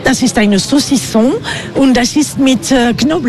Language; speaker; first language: German; non-native, fluent; French